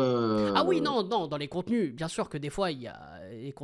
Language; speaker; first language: French; native; French